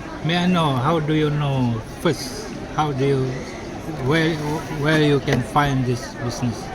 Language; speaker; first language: English; non-native, learner; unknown